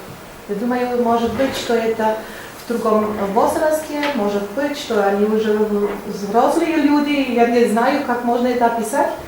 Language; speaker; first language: Russian; non-native, learner; German